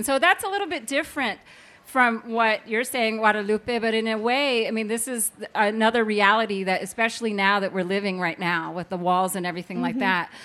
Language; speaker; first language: English; native; English